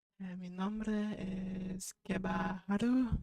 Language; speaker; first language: Spanish; non-native, learner; English